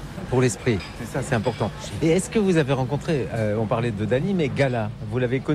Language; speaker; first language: French; native; French